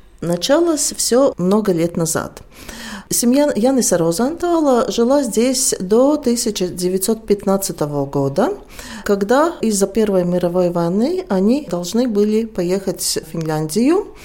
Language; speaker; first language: Russian; non-native, local second language; Latvian